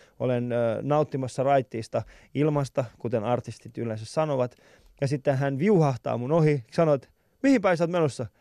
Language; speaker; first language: Finnish; early bilingual, other home language; Persian